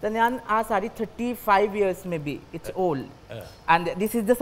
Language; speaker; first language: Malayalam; non-native, local second language; Assamese